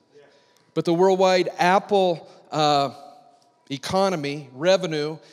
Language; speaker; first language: English; native; English